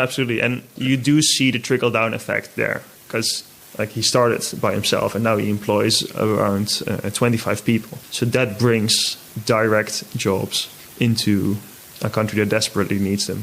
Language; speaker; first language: English; non-native, fluent; Dutch